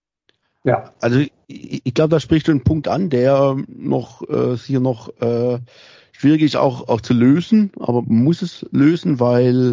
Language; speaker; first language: German; native; German